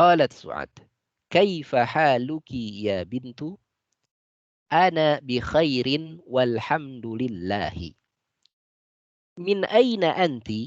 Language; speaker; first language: Arabic; non-native, fluent; Indonesian